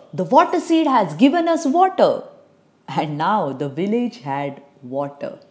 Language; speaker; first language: English; non-native, local second language; Marathi